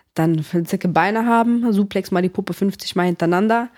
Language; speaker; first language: German; early bilingual, other home language; Greek